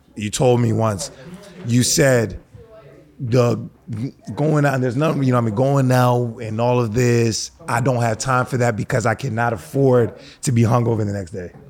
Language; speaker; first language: English; early bilingual, other home language; Akan